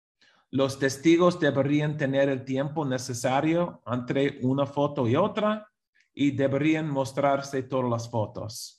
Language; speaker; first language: Spanish; non-native, fluent; English